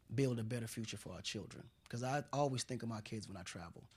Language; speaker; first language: English; non-native, fluent; Wolof